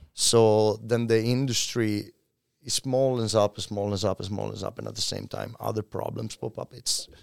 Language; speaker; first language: English; non-native, fluent; Italian